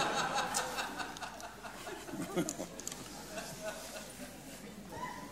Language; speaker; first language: English; native; English